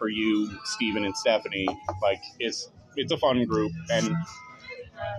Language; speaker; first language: English; native; English